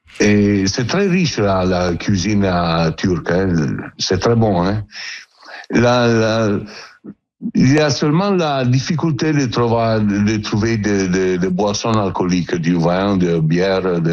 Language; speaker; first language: French; non-native, learner; Italian